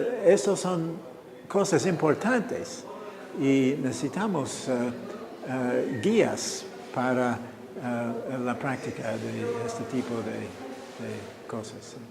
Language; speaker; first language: Spanish; non-native, fluent; English